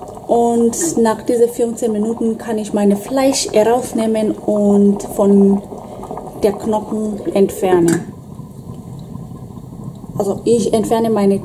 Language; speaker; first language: German; non-native, fluent; Swahili